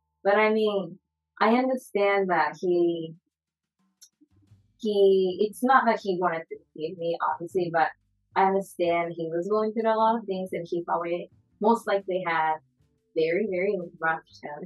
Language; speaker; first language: English; non-native, fluent; Japanese